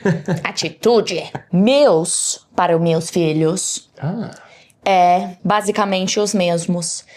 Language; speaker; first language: Portuguese; non-native, learner; English